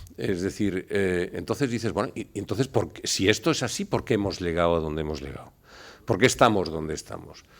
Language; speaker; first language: Spanish; native; Spanish